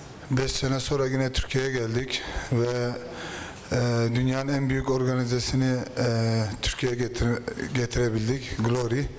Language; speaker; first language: Turkish; early bilingual, heritage; Turkish